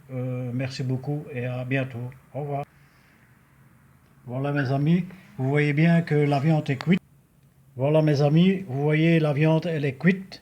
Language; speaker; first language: French; native; French